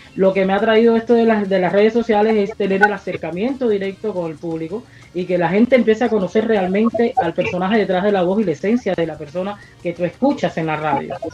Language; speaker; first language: Spanish; native; Spanish